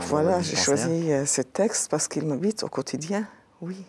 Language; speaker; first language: French; non-native, local second language; Arabic